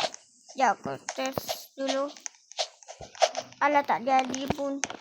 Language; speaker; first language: Malay; native; Malay